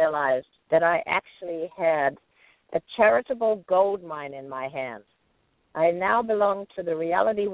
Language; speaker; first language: English; native; English